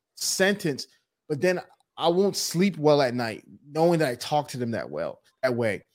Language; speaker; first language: English; early bilingual, other home language; Yoruba